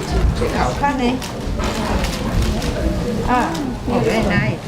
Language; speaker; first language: Chinese; non-native, fluent; Vietnamese